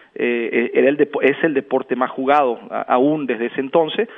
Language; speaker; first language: Spanish; native; Spanish